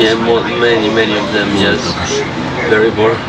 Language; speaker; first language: English; non-native, fluent; Italian